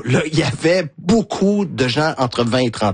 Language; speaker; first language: French; native; French